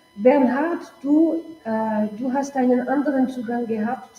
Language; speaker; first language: German; non-native, local second language; French